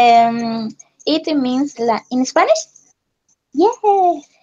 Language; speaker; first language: English; non-native, learner; Spanish